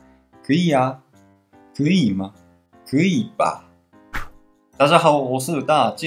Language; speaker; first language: Chinese; non-native, fluent; Japanese